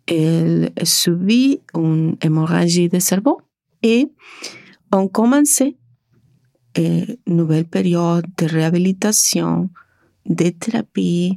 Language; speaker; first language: French; non-native, learner; Spanish